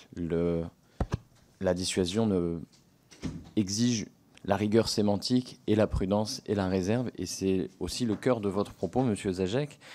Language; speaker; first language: French; native; French